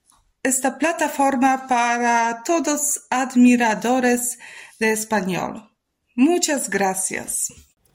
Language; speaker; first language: Spanish; non-native, fluent; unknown